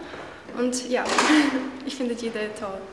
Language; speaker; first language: German; non-native, fluent; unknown